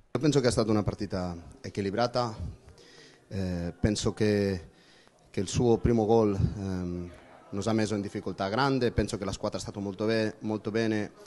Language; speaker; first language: Italian; non-native, learner; Spanish